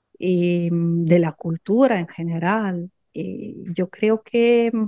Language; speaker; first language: Spanish; non-native, fluent; Italian